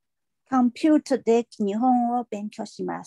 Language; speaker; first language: Japanese; non-native, learner; Chinese